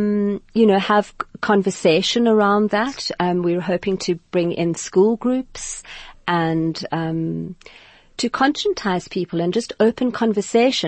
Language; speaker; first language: English; native; English